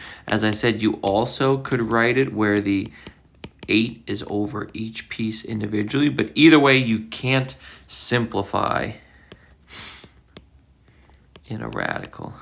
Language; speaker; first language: English; native; English